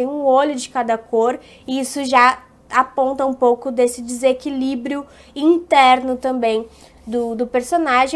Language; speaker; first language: Portuguese; native; Portuguese